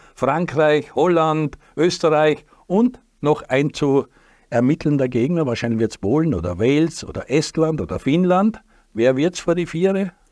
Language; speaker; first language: German; native; German